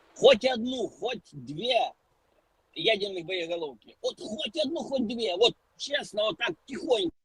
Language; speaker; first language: Russian; non-native, local second language; Ukrainian